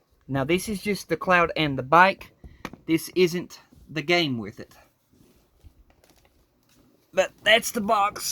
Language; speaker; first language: English; native; English